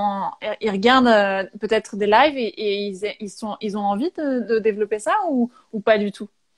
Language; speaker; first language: French; native; French